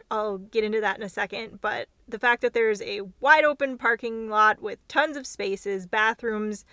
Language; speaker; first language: English; native; English